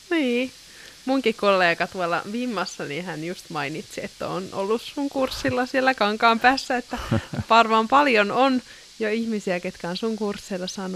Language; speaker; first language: Finnish; native; Finnish